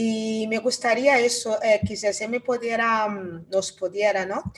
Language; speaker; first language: Spanish; non-native, fluent; Portuguese